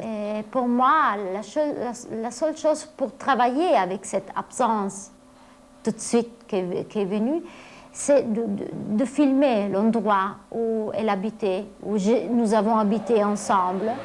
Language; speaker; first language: French; non-native, fluent; Italian